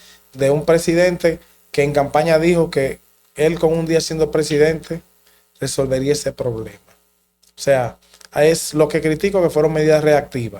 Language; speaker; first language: Spanish; native; Spanish